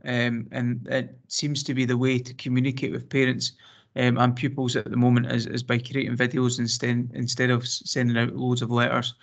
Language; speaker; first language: English; native; English